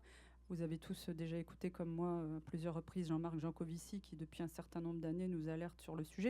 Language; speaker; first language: French; native; French